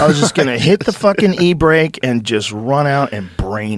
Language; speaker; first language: English; native; English